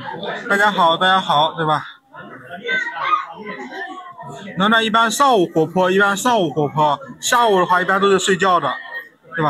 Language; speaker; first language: Chinese; native; Chinese